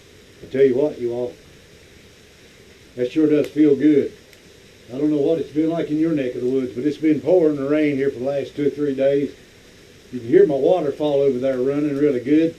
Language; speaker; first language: English; native; English